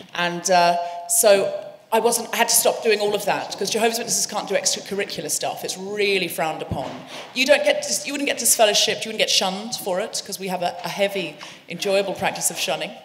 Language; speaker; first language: English; native; English